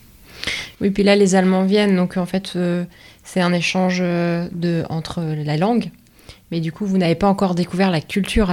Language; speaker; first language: French; native; French